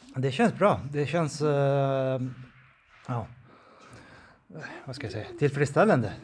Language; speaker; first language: Swedish; non-native, fluent; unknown